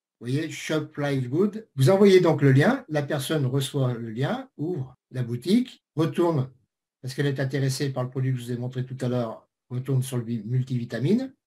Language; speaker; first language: French; native; French